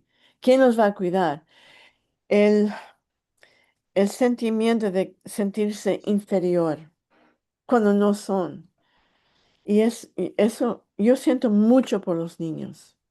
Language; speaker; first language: Spanish; early bilingual, heritage; English